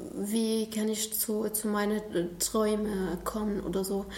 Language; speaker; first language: German; non-native, learner; Arabic